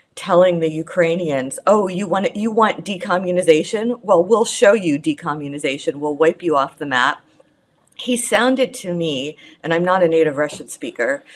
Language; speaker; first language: English; native; English